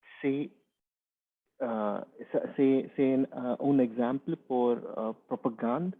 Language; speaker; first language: French; non-native, learner; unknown